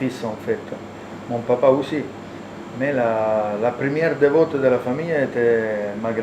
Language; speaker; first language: French; non-native, learner; Italian